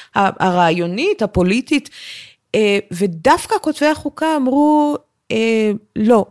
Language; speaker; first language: Hebrew; early bilingual, other home language; Persian